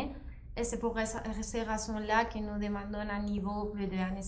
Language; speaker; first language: French; non-native, fluent; Spanish